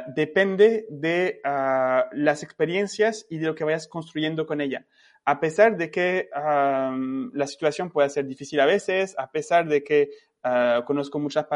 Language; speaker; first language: Spanish; non-native, fluent; French